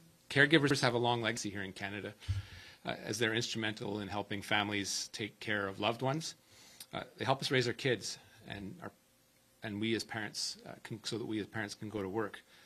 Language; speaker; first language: English; native; English